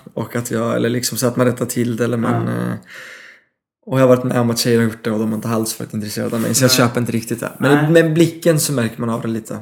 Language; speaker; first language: Swedish; non-native, fluent; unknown